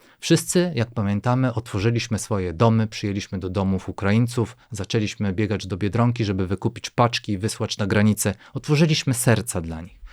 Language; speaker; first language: Polish; non-native, fluent; Bulgarian